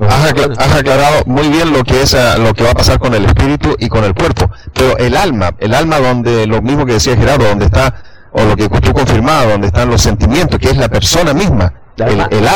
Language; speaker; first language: Spanish; native; Spanish